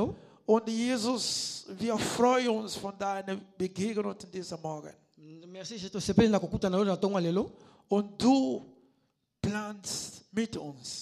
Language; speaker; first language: German; non-native, learner; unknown